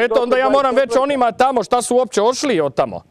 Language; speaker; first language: Croatian; native; Croatian